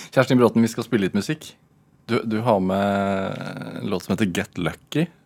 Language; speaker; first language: Norwegian; native; Norwegian